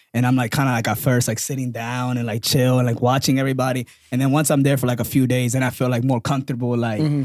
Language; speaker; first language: English; early bilingual, other home language; Spanish